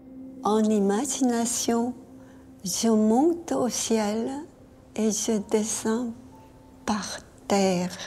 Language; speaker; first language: French; non-native, fluent; Korean